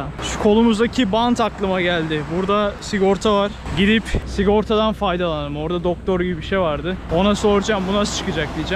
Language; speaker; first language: Turkish; native; Turkish